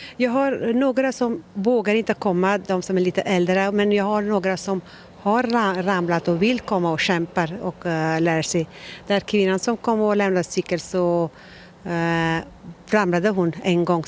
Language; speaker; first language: Swedish; non-native, learner; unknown